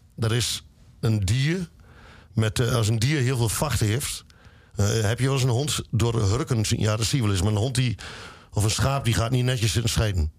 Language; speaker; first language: Dutch; native; Dutch